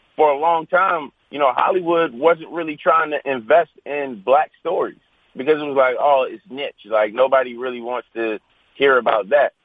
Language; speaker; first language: English; native; English